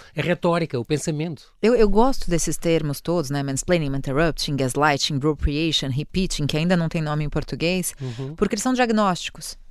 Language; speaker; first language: Portuguese; native; Portuguese